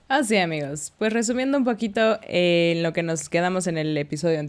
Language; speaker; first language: Spanish; native; Spanish